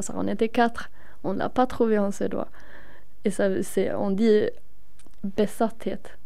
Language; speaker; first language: French; non-native, fluent; Swedish